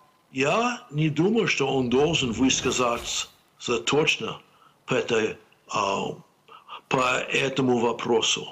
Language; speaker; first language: Ukrainian; non-native, learner; English